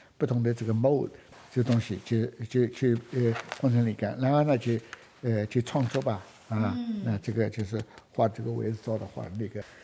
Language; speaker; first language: Chinese; native; Chinese